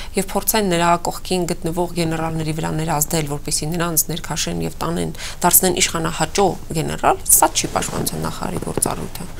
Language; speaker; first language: Armenian; native; Armenian